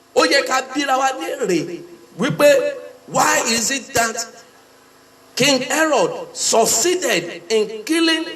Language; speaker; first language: English; non-native, local second language; Yoruba